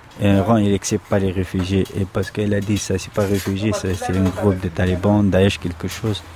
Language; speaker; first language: French; non-native, learner; Pashto